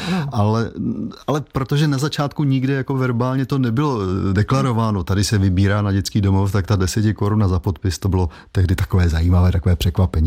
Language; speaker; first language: Czech; native; Czech